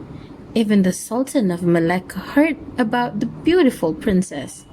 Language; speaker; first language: English; non-native, local second language; Malay